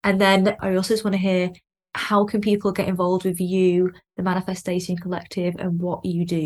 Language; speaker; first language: English; native; English